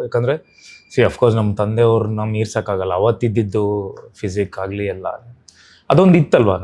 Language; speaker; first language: Kannada; native; Kannada